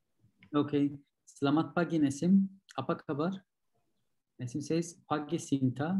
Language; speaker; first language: Indonesian; non-native, learner; Turkish